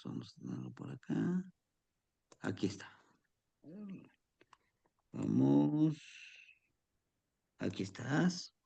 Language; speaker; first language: Spanish; native; Spanish